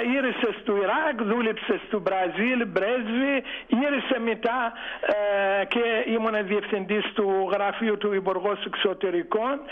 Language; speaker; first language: Greek; non-native, fluent; Arabic